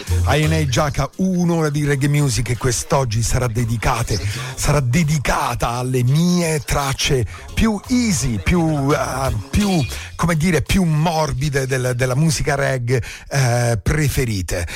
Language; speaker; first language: Italian; native; Italian